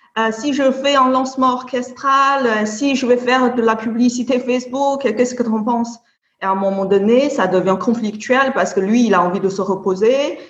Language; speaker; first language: French; non-native, fluent; Chinese